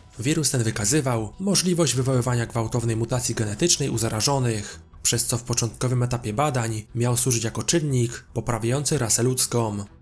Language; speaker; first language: Polish; native; Polish